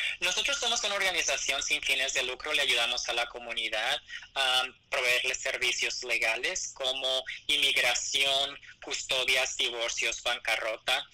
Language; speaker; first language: Spanish; early bilingual, other home language; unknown